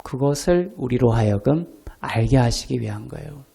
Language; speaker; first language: Korean; native; Korean